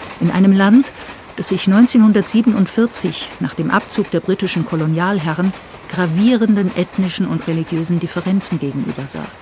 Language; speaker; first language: German; native; German